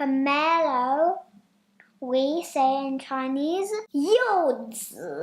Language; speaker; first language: English; non-native, fluent; Chinese